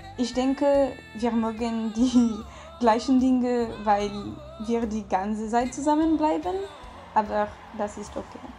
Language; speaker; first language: German; non-native, learner; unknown